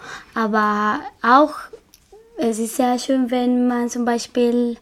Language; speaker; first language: German; non-native, learner; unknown